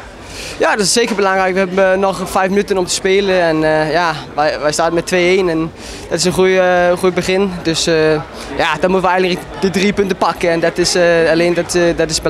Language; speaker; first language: Dutch; non-native, fluent; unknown